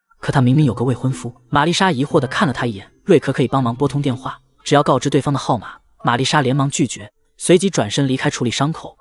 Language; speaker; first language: Chinese; native; Chinese